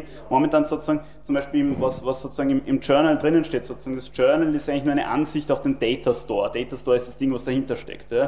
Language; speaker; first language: German; native; German